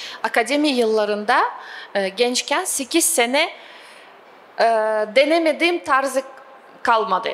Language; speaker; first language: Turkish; non-native, fluent; Russian